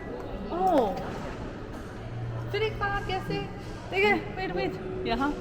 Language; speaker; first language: Hindi; non-native, fluent; Chinese